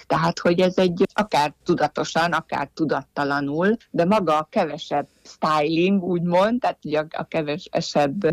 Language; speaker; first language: Hungarian; native; Hungarian